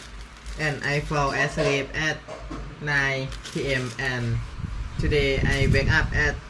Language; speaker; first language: English; non-native, learner; Thai